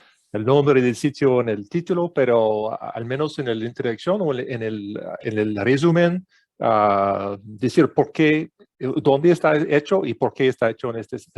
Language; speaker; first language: Spanish; non-native, fluent; English